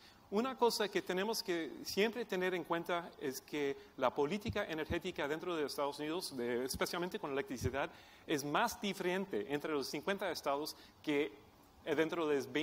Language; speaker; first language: Spanish; non-native, fluent; English